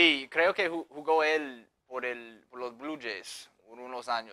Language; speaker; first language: Spanish; non-native, fluent; English